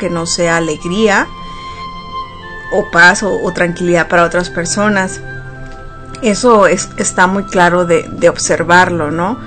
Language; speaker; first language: Spanish; native; Spanish